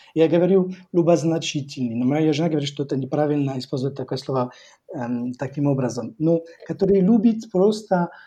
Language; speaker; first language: Russian; non-native, fluent; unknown